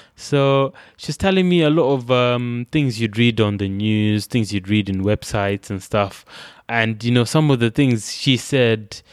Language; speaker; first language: English; non-native, local second language; Shona